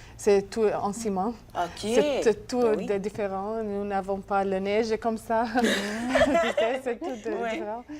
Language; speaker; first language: French; non-native, learner; Arabic